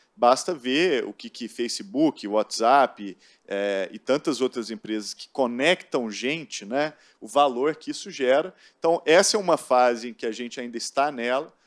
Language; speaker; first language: Portuguese; native; Portuguese